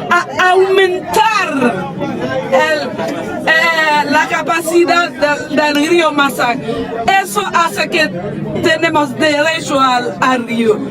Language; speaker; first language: Spanish; non-native, fluent; Haitian Creole